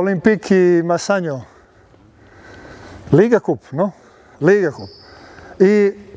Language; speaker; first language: French; non-native, learner; Serbian